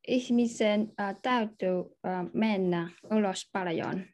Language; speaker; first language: Finnish; non-native, learner; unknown